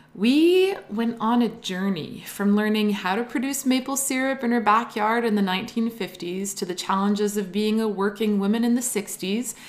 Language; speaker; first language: English; native; English